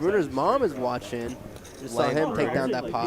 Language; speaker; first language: English; native; English